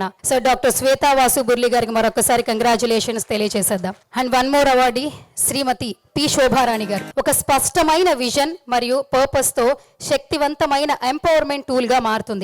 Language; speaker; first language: Telugu; native; Telugu